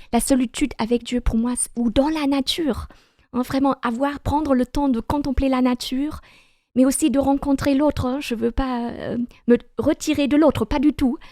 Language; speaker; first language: French; non-native, fluent; German